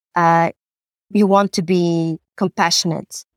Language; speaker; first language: English; non-native, fluent; Portuguese